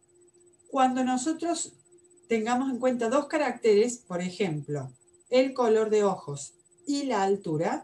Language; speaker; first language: Spanish; native; Spanish